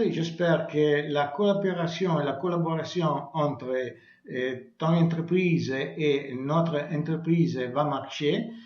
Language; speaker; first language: French; non-native, learner; Italian